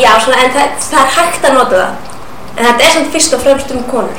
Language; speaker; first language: Icelandic; native; Icelandic